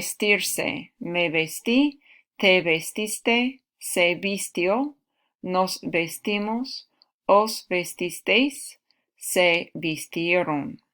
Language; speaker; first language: Spanish; non-native, fluent; English